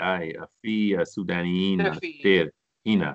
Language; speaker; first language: Arabic; non-native, learner; English